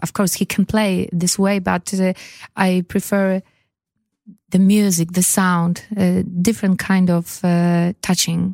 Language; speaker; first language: English; non-native, learner; Polish